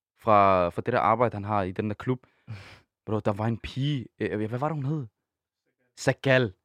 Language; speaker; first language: Danish; early bilingual, other home language; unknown